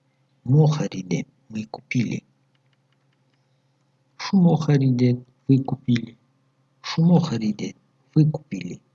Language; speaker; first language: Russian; non-native, local second language; Tajik